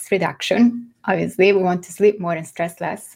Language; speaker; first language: English; non-native, fluent; Italian